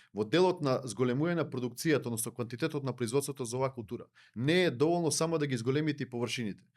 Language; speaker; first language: Macedonian; native; Macedonian